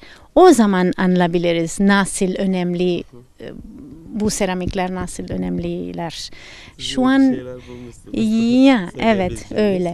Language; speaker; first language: Turkish; non-native, fluent; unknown